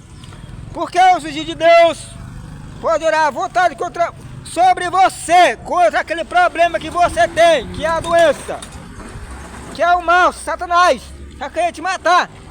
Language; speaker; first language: Portuguese; native; Portuguese